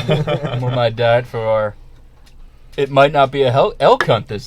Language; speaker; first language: English; native; English